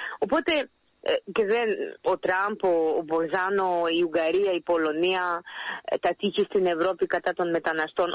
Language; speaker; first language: Greek; early bilingual, heritage; Greek